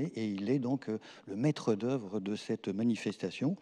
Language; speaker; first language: French; native; French